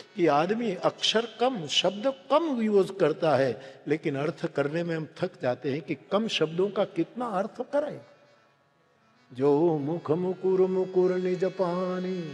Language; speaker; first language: Hindi; non-native, local second language; Gujarati